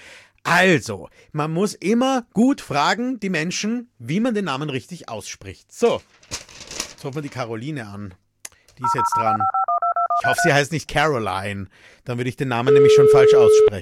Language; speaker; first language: German; native; German